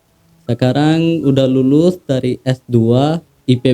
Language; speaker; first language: Indonesian; non-native, learner; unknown